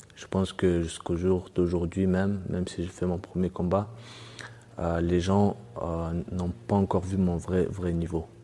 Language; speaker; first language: French; early bilingual, other home language; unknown